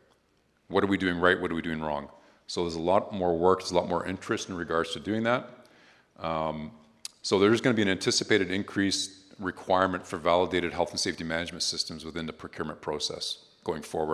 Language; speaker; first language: English; native; English